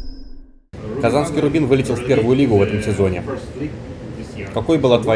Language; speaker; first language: Russian; native; Russian